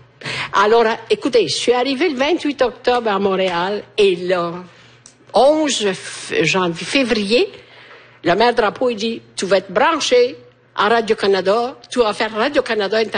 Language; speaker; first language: French; native; French